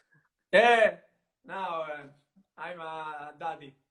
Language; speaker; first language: English; non-native, learner; Italian